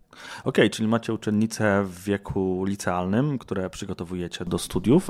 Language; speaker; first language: Polish; native; Polish